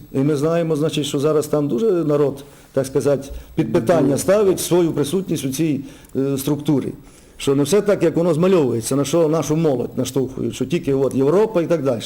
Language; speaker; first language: Ukrainian; native; Ukrainian